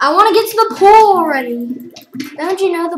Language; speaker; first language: English; native; English